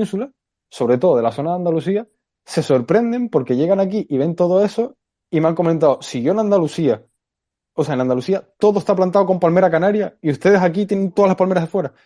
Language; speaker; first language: Spanish; native; Spanish